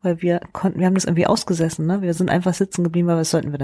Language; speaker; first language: German; native; German